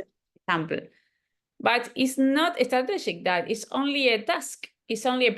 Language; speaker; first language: English; non-native, learner; Spanish